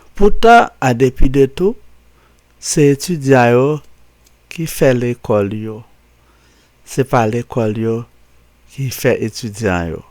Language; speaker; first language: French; non-native, local second language; Haitian Creole